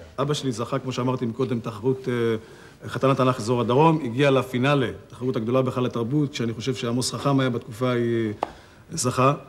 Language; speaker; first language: Hebrew; native; Hebrew